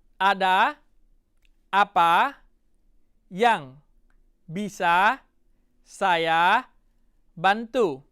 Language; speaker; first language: Indonesian; non-native, fluent; Thai